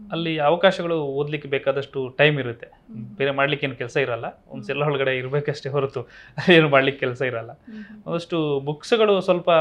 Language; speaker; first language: Kannada; native; Kannada